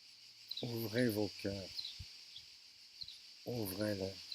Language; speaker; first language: French; native; French